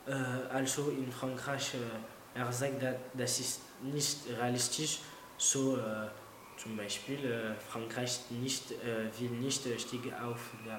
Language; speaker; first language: German; non-native, learner; French